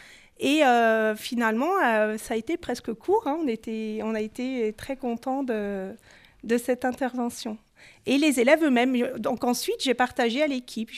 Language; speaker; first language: French; native; French